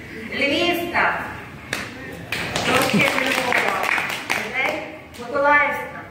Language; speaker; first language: Ukrainian; native; Ukrainian